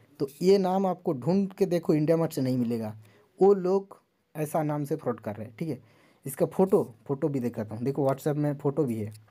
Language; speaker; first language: Hindi; non-native, local second language; Bangla